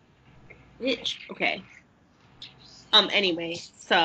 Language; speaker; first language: English; native; English